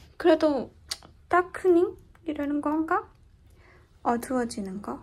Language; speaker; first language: Korean; non-native, fluent; Thai